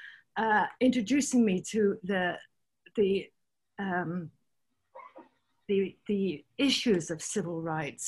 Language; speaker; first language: English; native; English